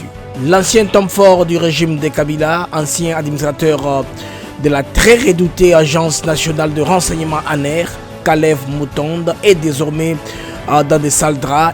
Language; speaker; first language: French; non-native, local second language; Lingala